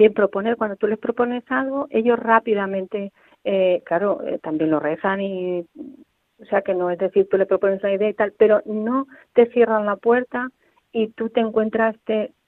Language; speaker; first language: Spanish; native; Spanish